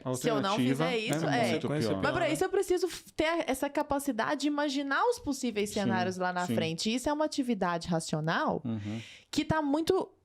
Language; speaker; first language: Portuguese; native; Portuguese